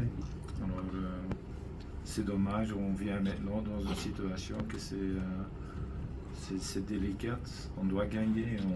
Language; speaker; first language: French; non-native, fluent; Dutch